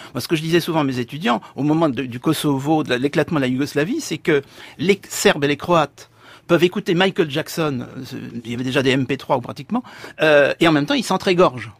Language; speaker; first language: French; native; French